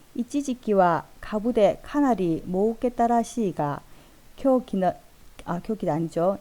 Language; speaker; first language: Japanese; non-native, fluent; Korean